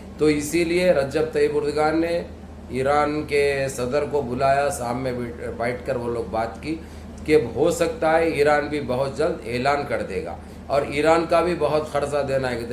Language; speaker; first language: Urdu; native; Urdu